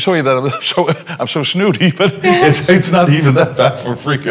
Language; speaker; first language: English; non-native, fluent; Dutch